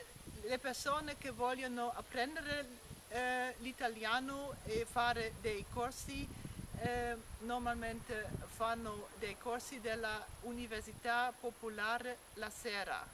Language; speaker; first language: Italian; non-native, fluent; German